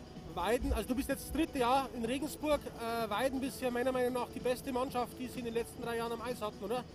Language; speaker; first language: German; native; German